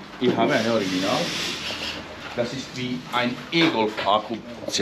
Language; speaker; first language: German; non-native, learner; Croatian